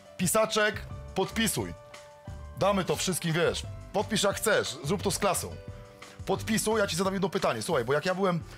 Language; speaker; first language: Polish; native; Polish